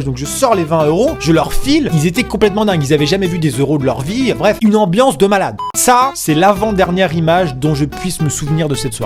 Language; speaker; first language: French; native; French